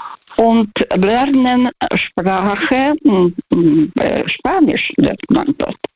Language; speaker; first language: German; non-native, local second language; Russian